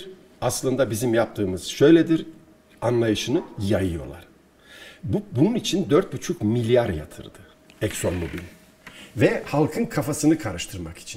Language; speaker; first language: Turkish; native; Turkish